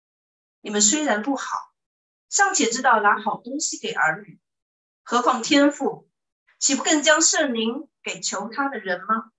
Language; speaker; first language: Chinese; native; Chinese